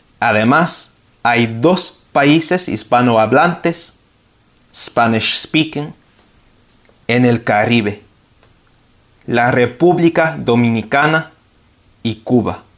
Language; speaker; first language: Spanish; non-native, fluent; English